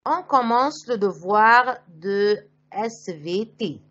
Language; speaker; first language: French; non-native, fluent; Arabic